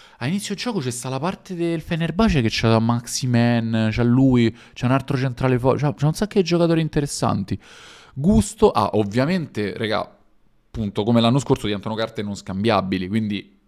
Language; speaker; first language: Italian; native; Italian